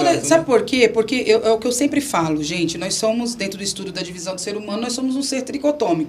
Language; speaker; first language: Portuguese; native; Portuguese